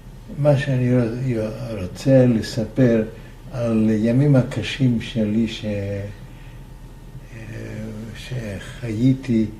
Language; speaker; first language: Hebrew; non-native, fluent; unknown